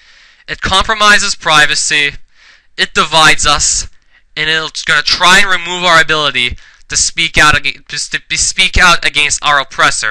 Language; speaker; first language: English; native; English